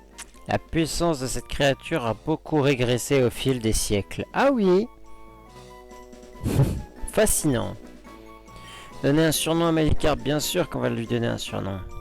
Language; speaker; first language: French; native; French